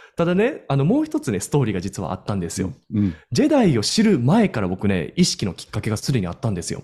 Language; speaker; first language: Japanese; native; Japanese